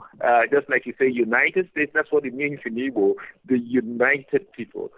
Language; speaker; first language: English; non-native, local second language; Igbo